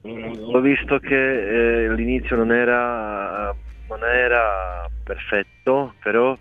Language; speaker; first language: Italian; non-native, fluent; Czech